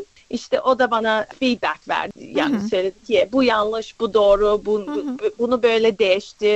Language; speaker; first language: Turkish; early bilingual, other home language; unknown